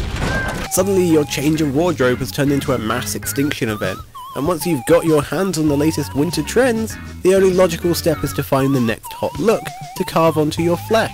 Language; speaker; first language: English; native; English